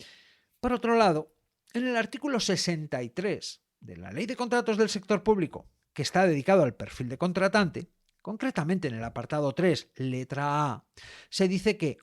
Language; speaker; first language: Spanish; native; Spanish